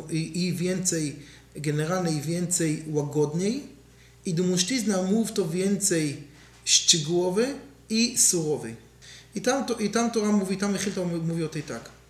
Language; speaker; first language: Polish; non-native, learner; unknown